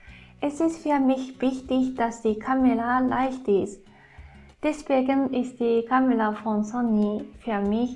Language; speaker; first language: German; non-native, fluent; Japanese